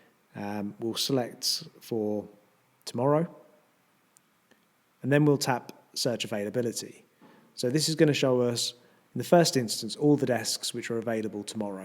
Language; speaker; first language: English; native; English